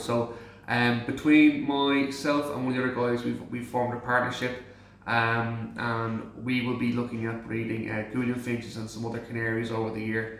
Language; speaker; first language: English; native; English